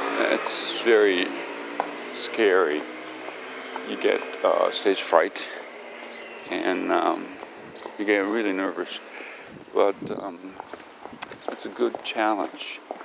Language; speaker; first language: English; non-native, fluent; Japanese